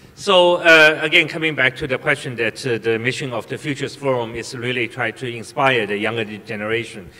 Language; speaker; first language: English; non-native, fluent; Chinese